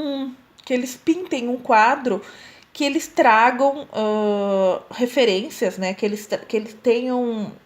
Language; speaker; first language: Portuguese; native; Portuguese